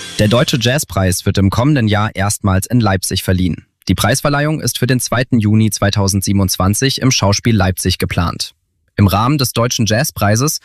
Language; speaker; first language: German; native; German